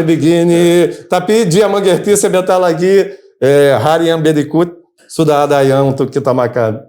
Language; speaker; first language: Indonesian; non-native, fluent; Portuguese